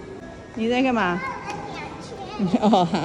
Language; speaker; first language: Chinese; early bilingual, heritage; Chinese